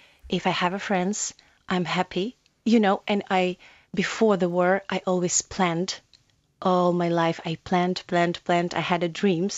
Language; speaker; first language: English; non-native, learner; Ukrainian